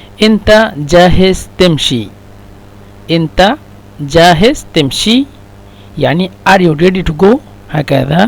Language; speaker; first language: Arabic; non-native, fluent; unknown